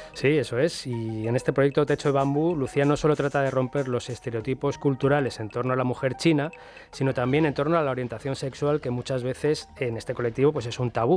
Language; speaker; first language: Spanish; native; Spanish